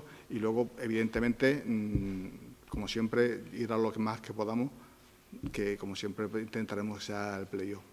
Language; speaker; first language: Spanish; native; Spanish